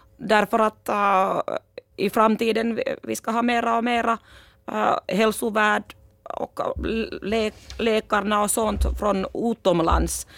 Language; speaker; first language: Swedish; non-native, local second language; Finnish